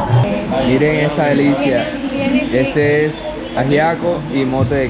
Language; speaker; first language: Spanish; native; Spanish